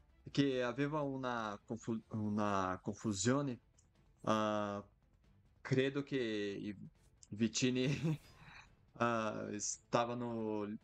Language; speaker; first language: Italian; non-native, learner; Portuguese